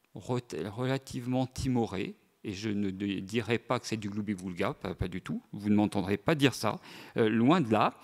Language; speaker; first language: French; native; French